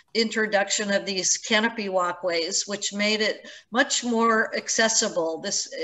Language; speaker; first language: English; native; English